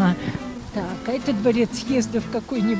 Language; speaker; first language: Russian; native; Russian